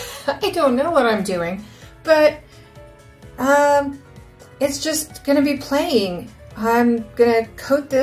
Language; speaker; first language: English; native; English